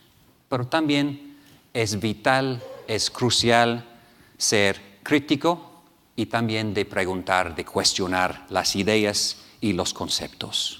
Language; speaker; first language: Spanish; non-native, fluent; English